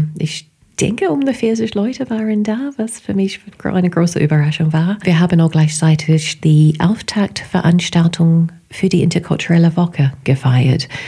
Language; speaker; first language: German; non-native, fluent; English